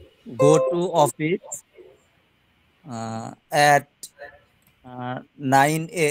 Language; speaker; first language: English; non-native, learner; Bangla